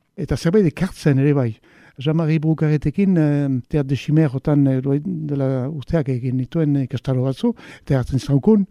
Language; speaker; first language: Basque; native; Basque